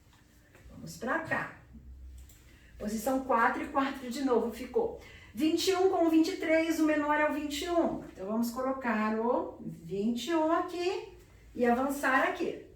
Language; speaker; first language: Portuguese; native; Portuguese